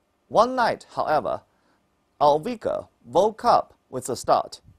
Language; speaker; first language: English; non-native, fluent; Chinese